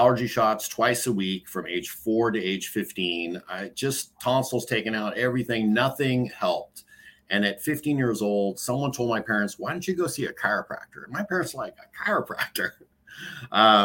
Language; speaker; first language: English; native; English